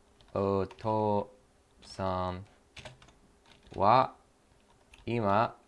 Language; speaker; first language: Japanese; non-native, learner; English